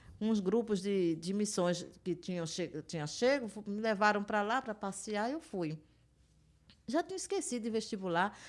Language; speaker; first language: Portuguese; native; Portuguese